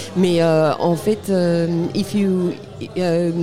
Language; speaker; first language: French; native; French